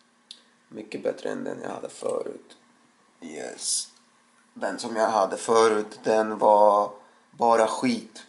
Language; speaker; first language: Swedish; non-native, learner; Russian